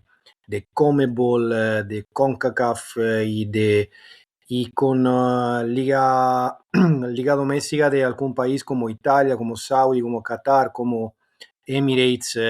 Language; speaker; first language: Spanish; non-native, fluent; Italian